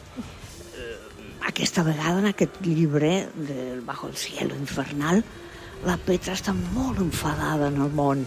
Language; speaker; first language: Catalan; non-native, local second language; Spanish